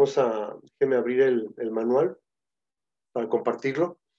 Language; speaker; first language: Spanish; native; Spanish